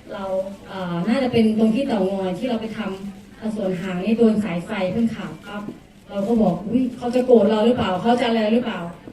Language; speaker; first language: Thai; native; Thai